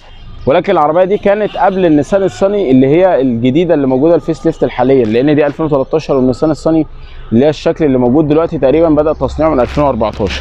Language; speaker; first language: Arabic; native; Arabic